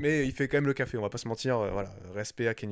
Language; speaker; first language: French; native; French